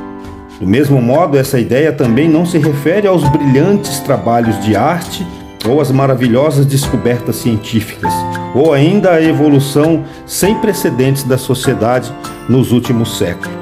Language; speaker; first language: Portuguese; native; Portuguese